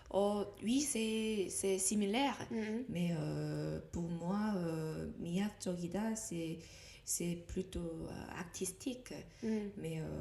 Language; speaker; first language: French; non-native, learner; Korean